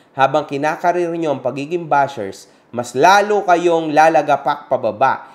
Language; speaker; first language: Filipino; native; Filipino